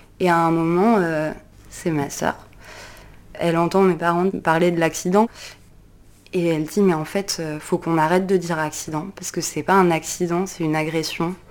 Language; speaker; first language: French; native; French